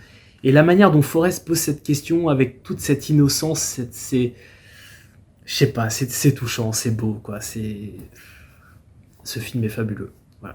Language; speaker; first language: French; native; French